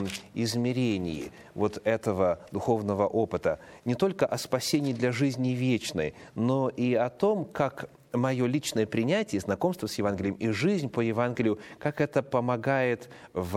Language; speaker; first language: Russian; native; Russian